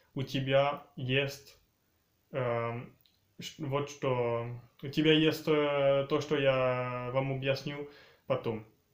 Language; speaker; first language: Russian; early bilingual, heritage; French